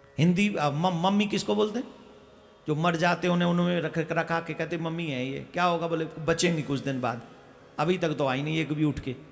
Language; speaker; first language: Hindi; native; Hindi